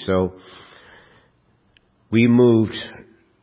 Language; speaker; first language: English; native; English